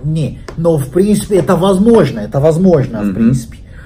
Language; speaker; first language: Russian; non-native, learner; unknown